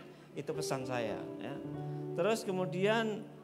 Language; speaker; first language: Indonesian; native; Indonesian